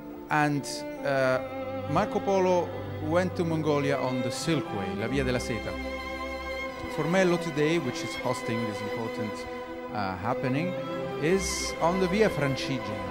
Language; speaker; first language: English; non-native, fluent; Italian